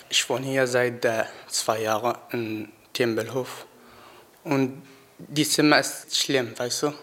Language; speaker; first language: German; non-native, learner; Arabic